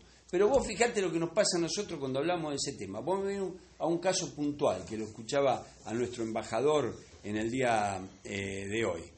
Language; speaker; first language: Spanish; native; Spanish